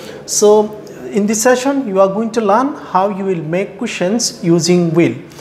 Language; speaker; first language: English; non-native, local second language; Bangla